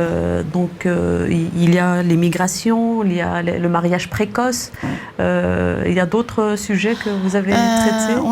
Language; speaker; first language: French; native; French